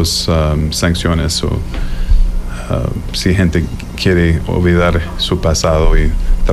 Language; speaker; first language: Spanish; non-native, fluent; English